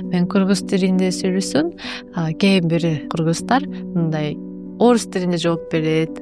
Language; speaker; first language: Kyrgyz; non-native, learner; Japanese